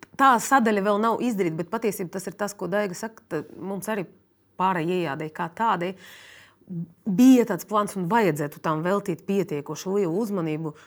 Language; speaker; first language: Latvian; non-native, fluent; Russian